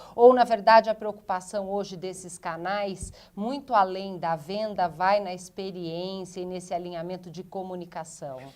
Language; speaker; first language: Portuguese; native; Portuguese